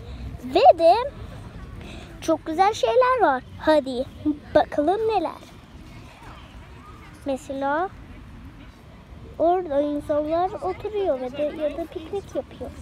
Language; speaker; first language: Turkish; early bilingual, heritage; Turkish